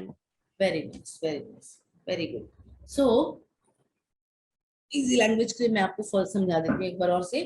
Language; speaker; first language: Hindi; native; Hindi